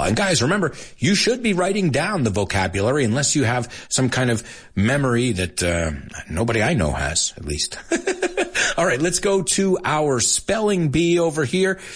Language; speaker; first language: English; early bilingual, other home language; Spanish